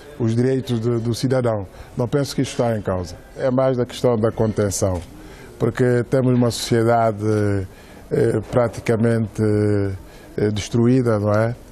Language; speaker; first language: Portuguese; non-native, local second language; Upper Guinea Crioulo